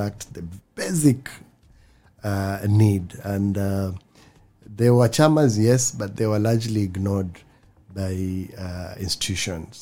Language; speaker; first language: English; non-native, local second language; Swahili